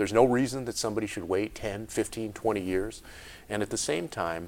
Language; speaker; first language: English; native; English